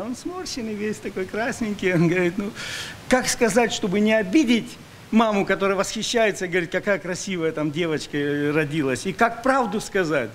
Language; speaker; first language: Russian; native; Russian